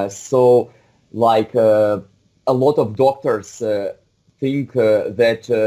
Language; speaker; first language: English; non-native, fluent; Russian